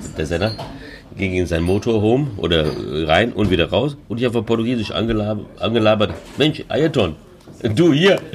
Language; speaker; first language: German; early bilingual, other home language; Hungarian